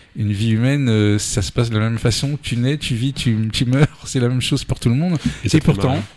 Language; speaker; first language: French; native; French